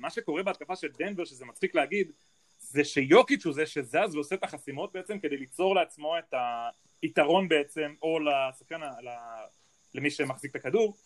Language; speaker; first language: Hebrew; native; Hebrew